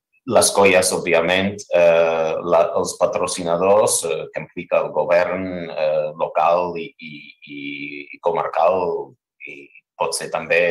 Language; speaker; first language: Catalan; non-native, fluent; English